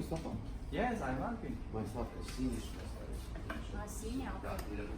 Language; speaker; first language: English; non-native, learner; Russian